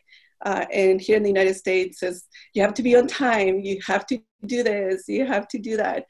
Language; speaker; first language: English; non-native, fluent; Spanish